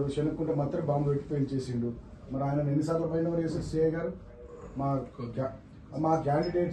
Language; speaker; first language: Telugu; native; Telugu